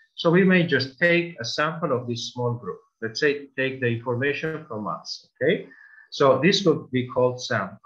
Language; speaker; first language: English; non-native, fluent; Armenian